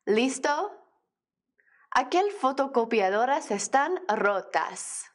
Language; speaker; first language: Spanish; non-native, fluent; English